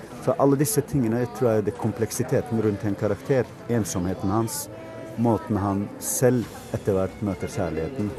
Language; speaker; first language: Norwegian; non-native, fluent; Kurdish